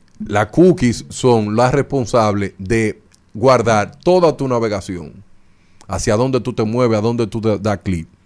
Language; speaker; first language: Spanish; native; Spanish